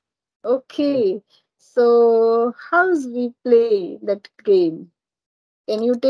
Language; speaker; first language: English; non-native, learner; Marathi